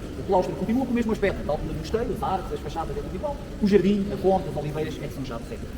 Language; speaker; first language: Portuguese; native; Portuguese